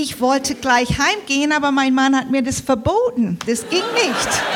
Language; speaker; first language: German; early bilingual, heritage; English